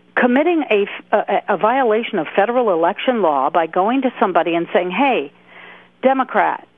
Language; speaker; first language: English; native; English